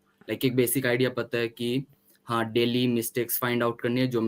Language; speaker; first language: Hindi; native; Hindi